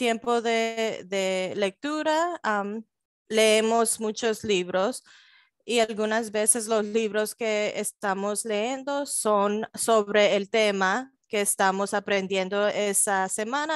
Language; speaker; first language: Spanish; early bilingual, heritage; Spanish